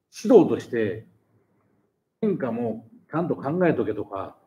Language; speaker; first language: Japanese; native; Japanese